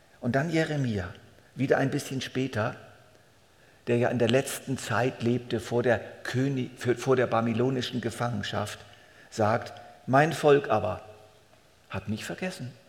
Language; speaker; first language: German; native; German